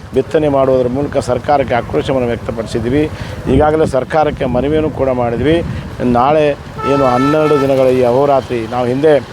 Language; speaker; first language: Kannada; non-native, local second language; Lambadi